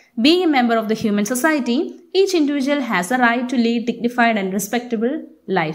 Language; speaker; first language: English; non-native, local second language; Malayalam